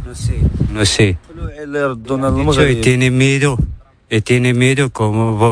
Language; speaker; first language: Spanish; non-native, learner; Arabic